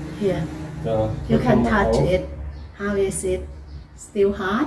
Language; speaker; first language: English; non-native, learner; Thai